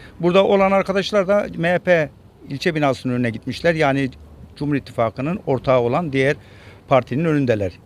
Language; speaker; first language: Turkish; native; Turkish